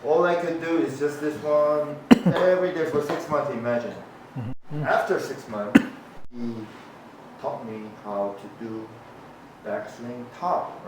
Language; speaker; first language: English; non-native, fluent; Korean